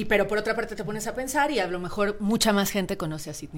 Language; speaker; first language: Spanish; native; Spanish